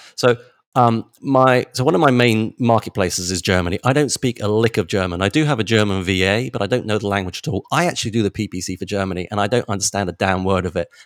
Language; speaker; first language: English; native; English